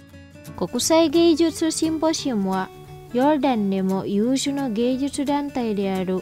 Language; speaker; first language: Japanese; non-native, fluent; Indonesian